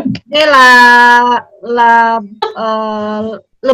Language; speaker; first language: French; non-native, learner; Indonesian